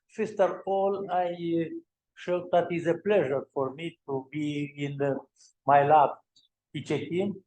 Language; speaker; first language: English; non-native, learner; Romanian